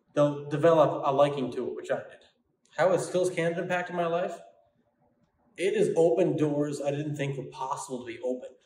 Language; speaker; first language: English; native; English